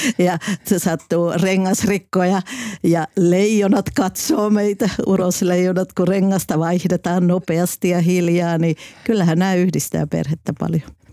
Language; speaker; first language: Finnish; native; Finnish